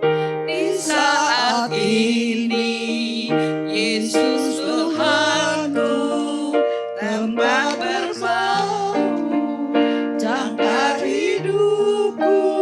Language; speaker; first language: Indonesian; native; Indonesian